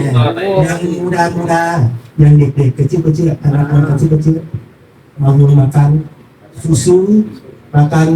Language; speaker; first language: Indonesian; non-native, learner; Thai